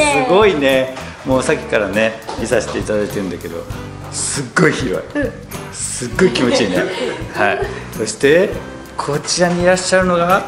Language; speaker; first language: Japanese; native; Japanese